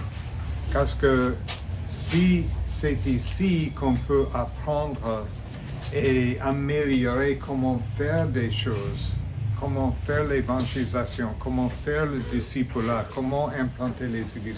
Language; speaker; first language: French; non-native, fluent; English